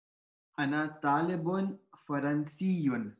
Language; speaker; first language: Arabic; non-native, learner; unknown